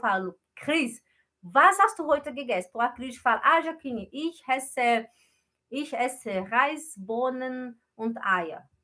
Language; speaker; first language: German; non-native, fluent; Portuguese